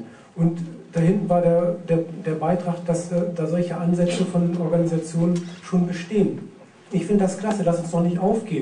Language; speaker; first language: German; native; German